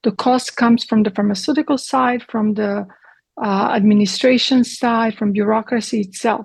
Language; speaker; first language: English; non-native, fluent; Croatian